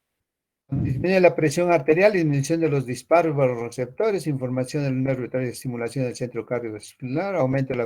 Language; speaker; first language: Spanish; native; Spanish